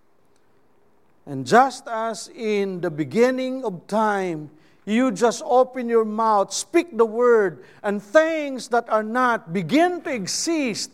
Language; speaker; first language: English; non-native, local second language; Cebuano